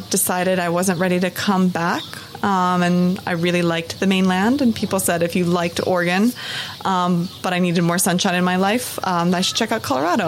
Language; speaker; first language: English; native; English